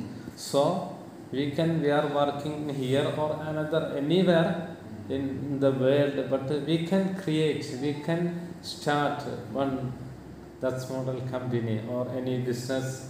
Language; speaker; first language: English; non-native, learner; Malayalam